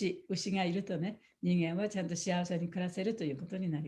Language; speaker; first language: Japanese; native; Japanese